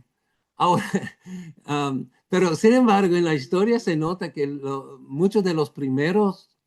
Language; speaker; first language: Spanish; non-native, fluent; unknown